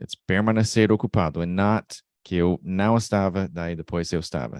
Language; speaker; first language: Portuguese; non-native, fluent; English